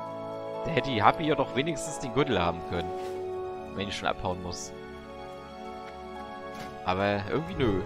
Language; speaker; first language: German; native; German